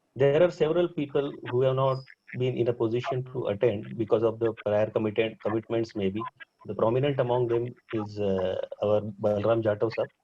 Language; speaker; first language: English; non-native, local second language; Marathi